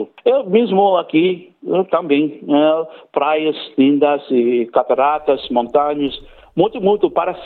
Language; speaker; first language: Portuguese; non-native, learner; English